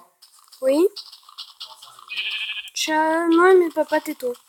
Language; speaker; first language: French; native; French